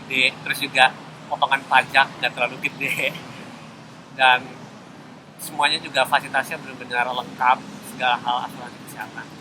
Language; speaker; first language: Indonesian; native; Indonesian